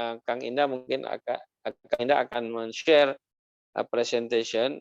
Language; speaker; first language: Indonesian; native; Indonesian